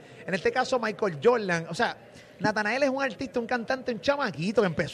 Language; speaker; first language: Spanish; native; Spanish